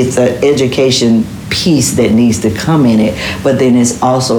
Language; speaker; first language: English; native; English